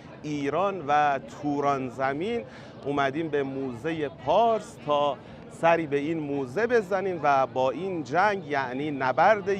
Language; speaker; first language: Persian; native; Persian